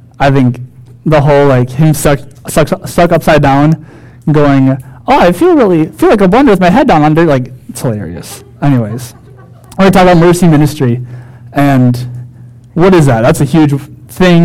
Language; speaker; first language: English; native; English